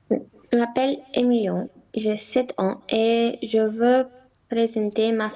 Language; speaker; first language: French; non-native, learner; Romanian